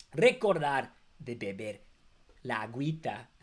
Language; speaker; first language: Spanish; non-native, learner; English